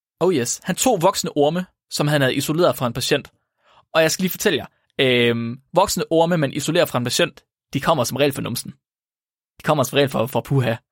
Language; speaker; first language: Danish; native; Danish